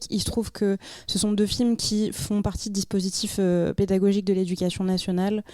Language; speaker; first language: French; native; French